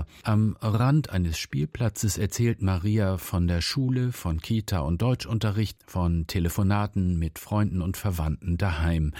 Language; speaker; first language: German; native; German